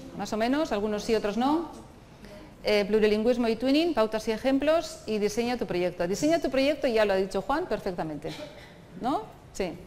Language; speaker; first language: Spanish; non-native, local second language; Basque